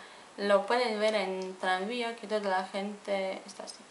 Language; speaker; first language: Spanish; non-native, fluent; Polish